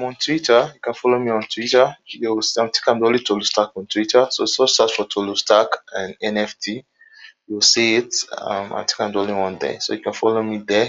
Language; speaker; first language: English; non-native, local second language; Yoruba